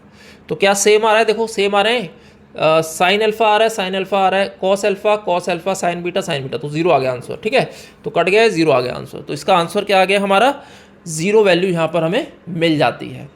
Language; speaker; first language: Hindi; native; Hindi